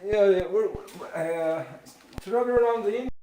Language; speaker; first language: English; non-native, learner; Japanese